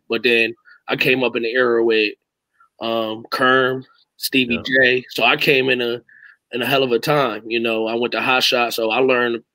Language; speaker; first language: English; native; English